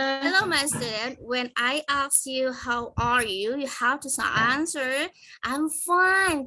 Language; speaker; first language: English; non-native, fluent; Indonesian